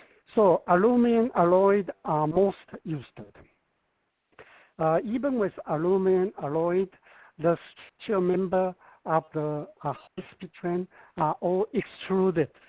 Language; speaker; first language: English; non-native, fluent; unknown